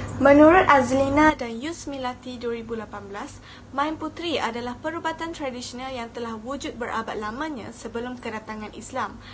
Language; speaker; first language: Malay; native; Malay